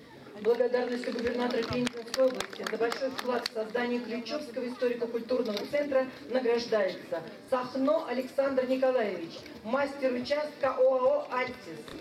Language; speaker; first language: Russian; native; Russian